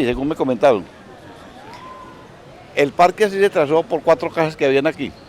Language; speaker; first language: Spanish; native; Spanish